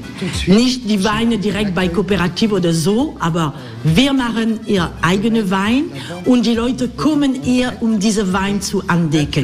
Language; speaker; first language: German; non-native, fluent; French